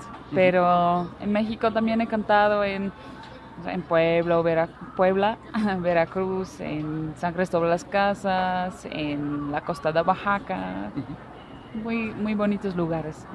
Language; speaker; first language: Spanish; non-native, fluent; Dutch